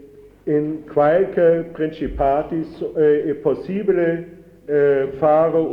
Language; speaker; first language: Italian; non-native, learner; German